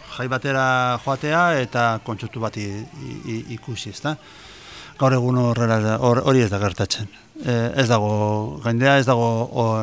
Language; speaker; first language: Basque; non-native, local second language; Spanish